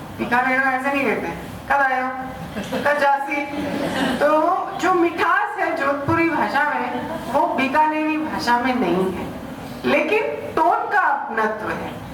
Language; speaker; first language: Hindi; native; Hindi